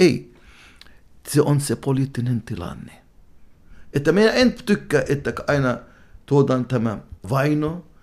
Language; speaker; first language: Finnish; non-native, fluent; Arabic